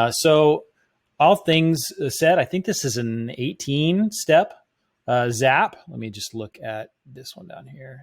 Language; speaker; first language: English; native; English